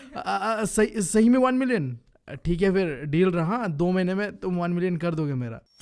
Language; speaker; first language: Hindi; non-native, local second language; Bangla